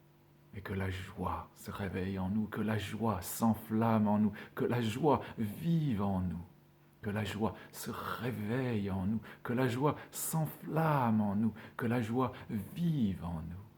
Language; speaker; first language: French; native; French